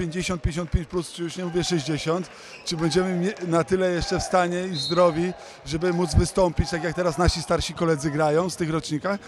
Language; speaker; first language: Polish; native; Polish